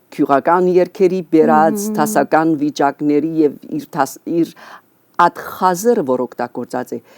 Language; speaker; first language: Armenian; early bilingual, heritage; Armenian